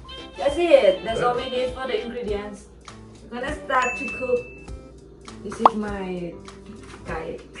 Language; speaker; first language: English; non-native, learner; Thai